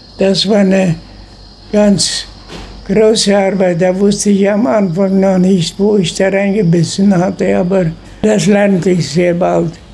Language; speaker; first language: German; non-native, local second language; Low German